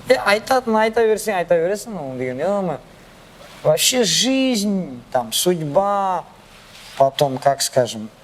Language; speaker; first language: Russian; non-native, local second language; Kazakh